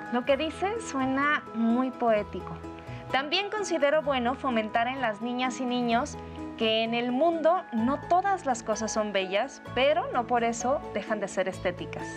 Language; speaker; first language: Spanish; native; Spanish